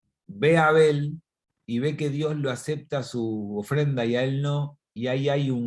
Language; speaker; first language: Spanish; native; Spanish